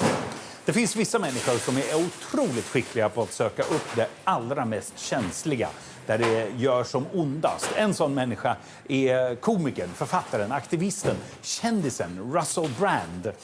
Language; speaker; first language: Swedish; native; Swedish